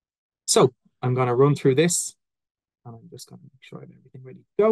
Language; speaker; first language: English; native; English